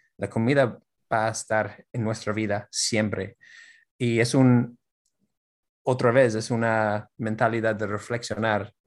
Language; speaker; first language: Spanish; non-native, fluent; English